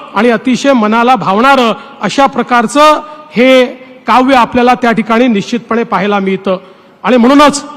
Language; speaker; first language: Marathi; native; Marathi